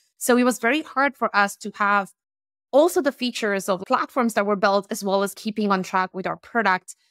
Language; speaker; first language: English; non-native, fluent; Romanian